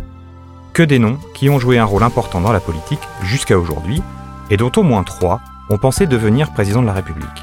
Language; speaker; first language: French; native; French